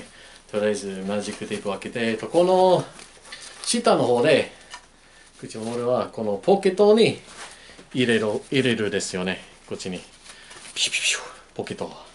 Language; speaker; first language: Japanese; non-native, learner; English